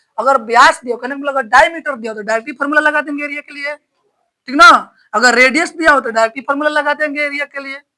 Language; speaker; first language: Hindi; native; Hindi